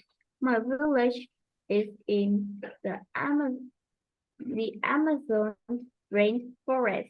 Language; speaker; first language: English; non-native, learner; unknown